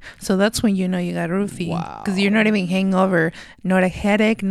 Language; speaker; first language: English; non-native, fluent; Spanish